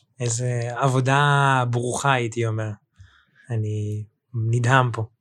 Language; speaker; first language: Hebrew; native; Hebrew